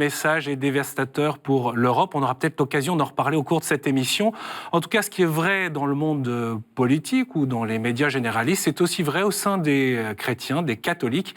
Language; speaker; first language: French; native; French